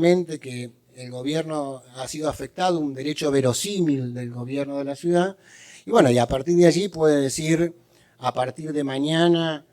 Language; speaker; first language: Spanish; native; Spanish